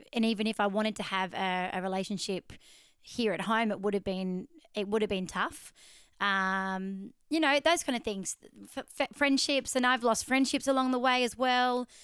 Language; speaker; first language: English; native; English